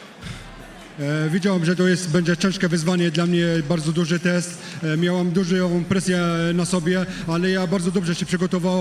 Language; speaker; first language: Polish; non-native, fluent; French